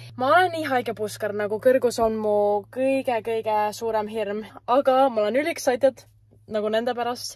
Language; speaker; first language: Estonian; native; Estonian